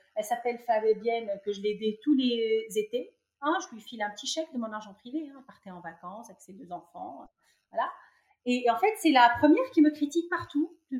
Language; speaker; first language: French; non-native, local second language; Arabic